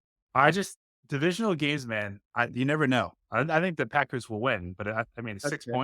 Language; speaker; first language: English; native; English